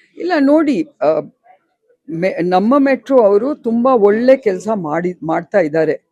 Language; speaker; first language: Kannada; non-native, local second language; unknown